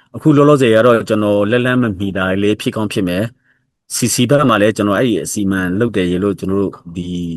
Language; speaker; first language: Burmese; non-native, local second language; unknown